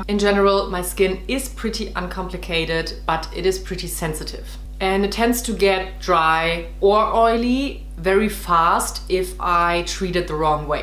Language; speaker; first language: English; non-native, fluent; German